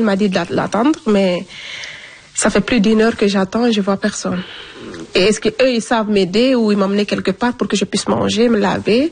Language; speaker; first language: French; non-native, local second language; Fula